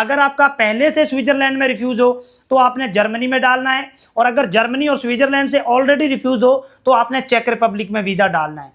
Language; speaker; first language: Hindi; native; Hindi